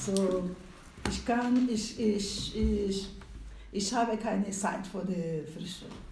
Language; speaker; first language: German; non-native, learner; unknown